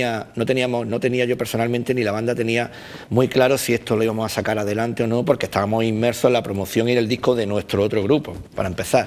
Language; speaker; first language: Spanish; native; Spanish